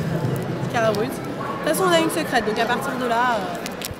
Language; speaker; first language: French; native; French